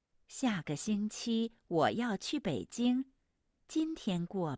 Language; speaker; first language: Chinese; non-native, learner; Vietnamese